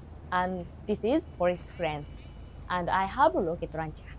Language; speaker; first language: English; non-native, learner; Japanese